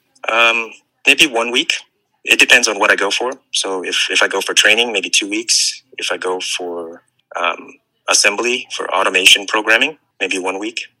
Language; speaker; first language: English; early bilingual, other home language; Lao